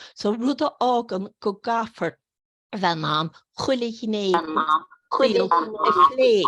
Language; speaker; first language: Irish; native; Irish